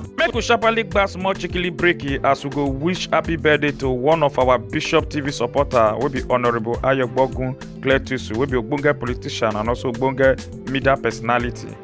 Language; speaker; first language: Nigerian Pidgin; native; Nigerian Pidgin